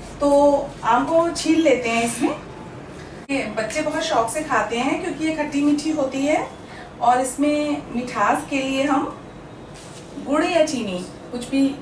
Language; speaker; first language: Hindi; native; Hindi